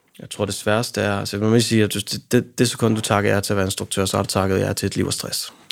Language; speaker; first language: Danish; early bilingual, other home language; Arabic